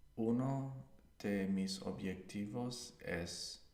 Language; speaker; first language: Spanish; non-native, learner; English